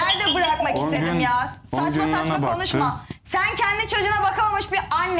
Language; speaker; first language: Turkish; native; Turkish